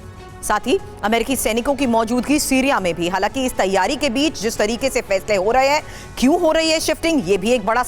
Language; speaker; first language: Hindi; native; Hindi